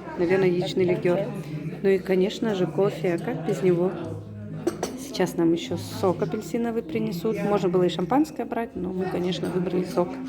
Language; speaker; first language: Russian; native; Russian